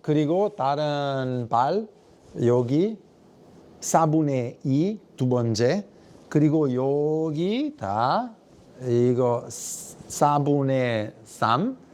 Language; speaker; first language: Korean; early bilingual, heritage; Italian